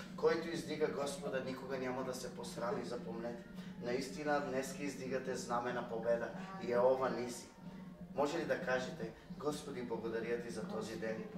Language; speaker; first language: Bulgarian; non-native, local second language; Romany